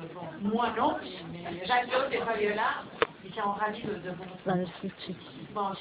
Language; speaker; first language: French; non-native, fluent; Spanish